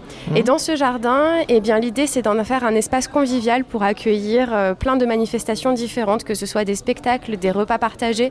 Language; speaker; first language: French; native; French